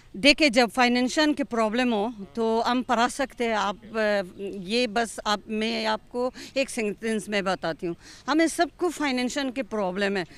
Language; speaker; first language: Hindi; non-native, fluent; Persian